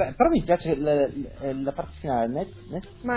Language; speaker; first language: Italian; native; Italian